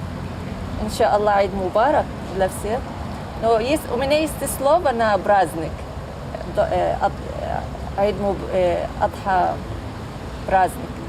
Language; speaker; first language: Russian; non-native, learner; Turkish